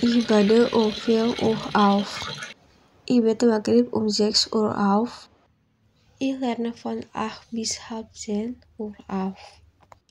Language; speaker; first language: German; non-native, learner; Indonesian